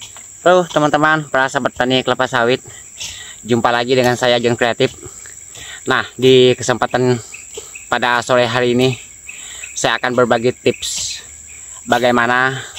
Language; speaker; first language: Indonesian; native; Indonesian